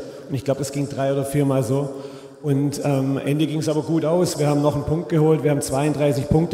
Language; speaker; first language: German; native; German